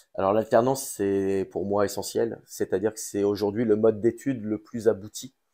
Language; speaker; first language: French; native; French